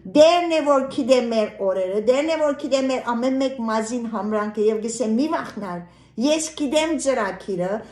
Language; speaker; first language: Armenian; early bilingual, heritage; Armenian